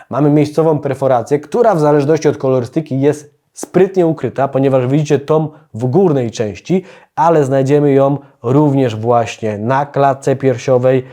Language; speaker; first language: Polish; native; Polish